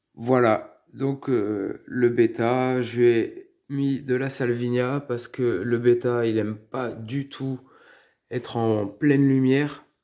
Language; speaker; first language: French; native; French